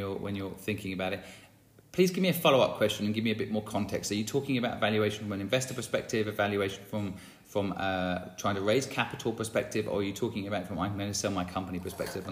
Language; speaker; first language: English; native; English